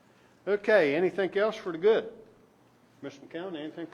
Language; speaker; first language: English; native; English